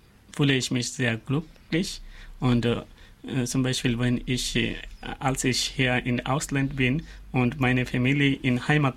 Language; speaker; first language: German; non-native, learner; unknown